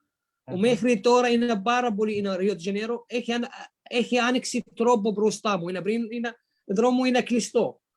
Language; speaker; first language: Greek; non-native, learner; Arabic